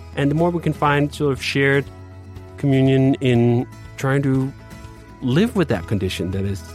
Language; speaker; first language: English; non-native, fluent; Danish